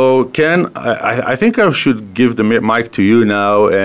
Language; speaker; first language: English; non-native, fluent; Hebrew